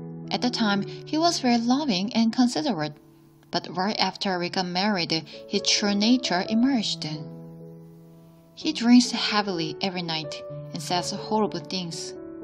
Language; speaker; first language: English; non-native, fluent; Korean